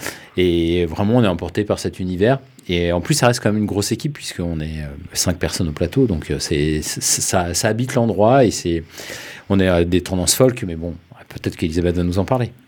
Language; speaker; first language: French; native; French